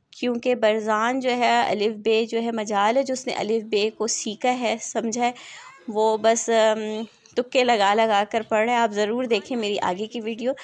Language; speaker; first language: Urdu; native; Urdu